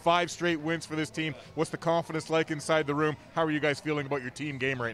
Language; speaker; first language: English; native; English